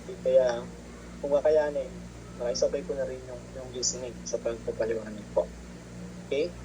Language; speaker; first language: Filipino; non-native, local second language; Pampanga